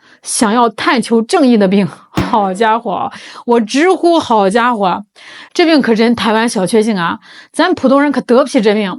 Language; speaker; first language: Chinese; native; Chinese